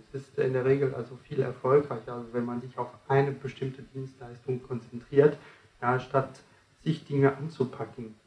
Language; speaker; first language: German; non-native, fluent; French